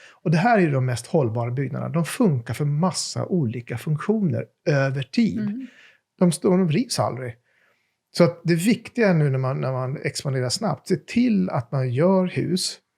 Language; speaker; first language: Swedish; native; Swedish